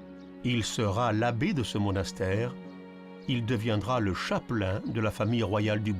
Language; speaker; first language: French; native; French